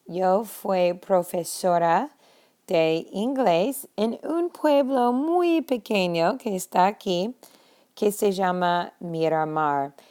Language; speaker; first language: Spanish; non-native, fluent; English